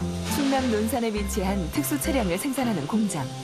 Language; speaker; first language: Korean; native; Korean